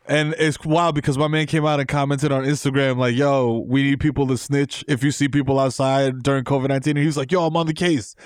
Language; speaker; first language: English; early bilingual, other home language; Spanish